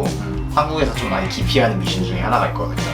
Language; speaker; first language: Korean; native; Korean